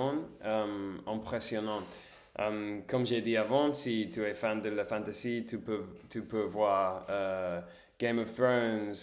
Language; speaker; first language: French; non-native, learner; English